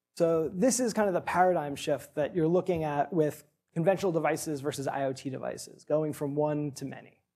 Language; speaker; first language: English; native; English